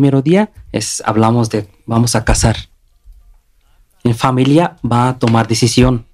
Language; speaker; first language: Spanish; non-native, learner; Bangla